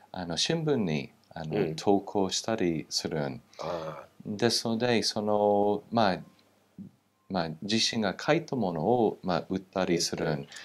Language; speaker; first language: Japanese; non-native, fluent; English